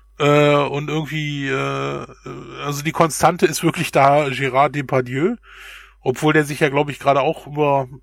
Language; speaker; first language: German; native; German